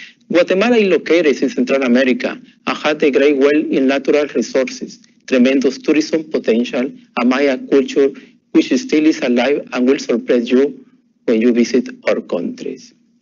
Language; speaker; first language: English; non-native, fluent; Spanish